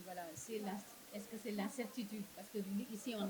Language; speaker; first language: French; non-native, fluent; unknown